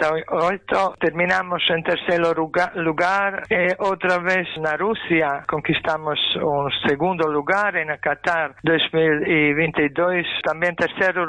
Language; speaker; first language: Portuguese; non-native, fluent; Croatian